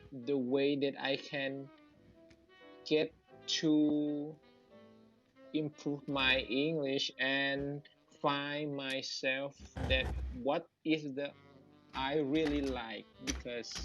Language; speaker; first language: English; non-native, learner; Thai